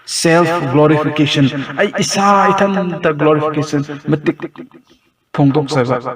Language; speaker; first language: Manipuri; non-native, local second language; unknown